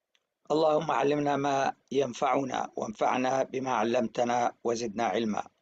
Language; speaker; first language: Arabic; native; Arabic